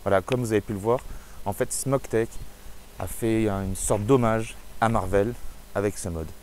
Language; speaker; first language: French; native; French